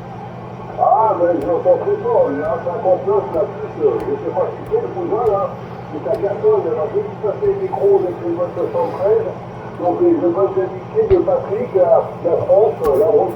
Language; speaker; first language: French; native; French